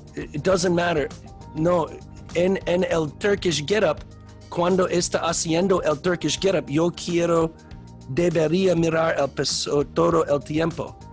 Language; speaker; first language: Spanish; non-native, learner; English